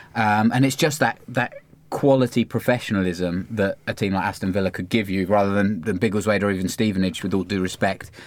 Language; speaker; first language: English; native; English